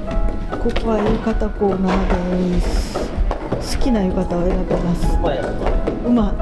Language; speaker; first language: Japanese; native; Japanese